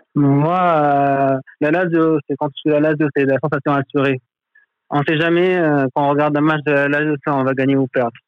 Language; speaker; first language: French; non-native, local second language; Arabic